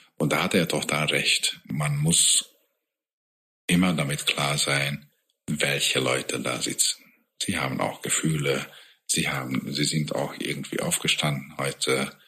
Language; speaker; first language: German; non-native, fluent; Hungarian